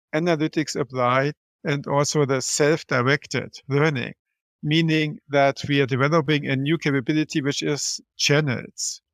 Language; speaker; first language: English; non-native, fluent; German